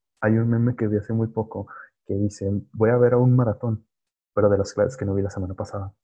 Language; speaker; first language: Spanish; native; Spanish